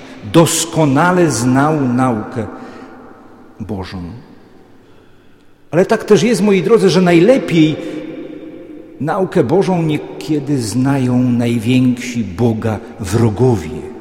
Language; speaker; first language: Polish; native; Polish